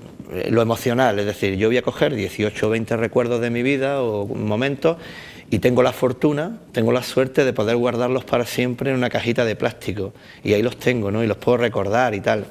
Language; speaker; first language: Spanish; native; Spanish